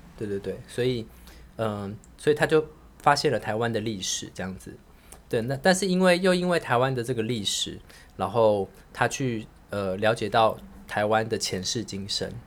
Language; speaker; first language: Chinese; native; Chinese